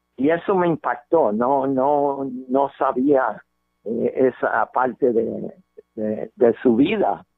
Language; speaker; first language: Spanish; early bilingual, heritage; Spanish